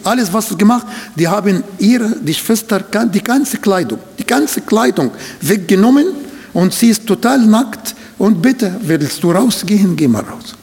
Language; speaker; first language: German; non-native, fluent; Arabic